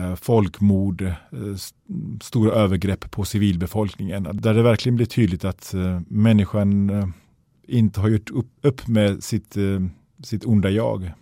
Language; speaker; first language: Swedish; early bilingual, other home language; Persian